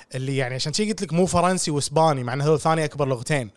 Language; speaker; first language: Arabic; non-native, local second language; English